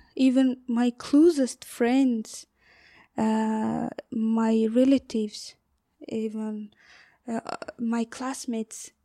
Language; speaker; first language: English; non-native, learner; Persian